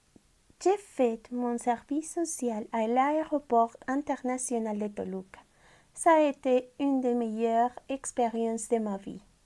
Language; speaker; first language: French; non-native, fluent; Spanish